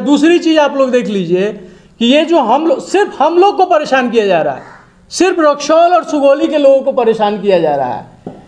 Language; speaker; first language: Hindi; native; Hindi